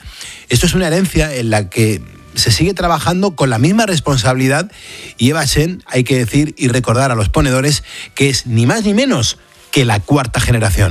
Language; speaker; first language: Spanish; native; Spanish